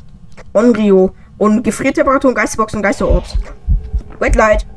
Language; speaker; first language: German; native; German